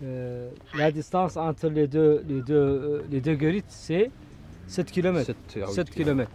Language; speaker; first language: French; non-native, local second language; Arabic